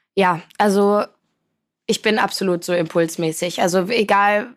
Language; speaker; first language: German; early bilingual, other home language; Polish